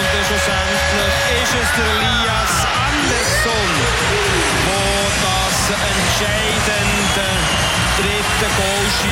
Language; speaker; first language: German; native; German